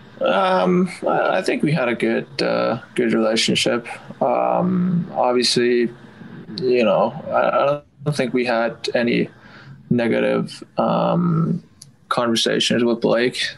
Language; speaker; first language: English; non-native, fluent; Finnish